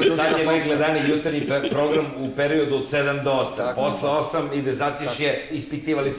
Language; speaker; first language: Serbian; native; Serbian